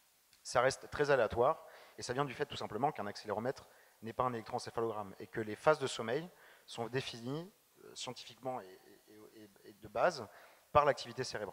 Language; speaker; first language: French; native; French